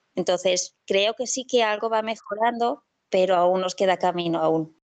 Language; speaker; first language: Spanish; native; Spanish